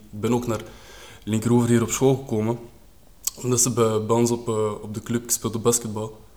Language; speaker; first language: Dutch; native; Dutch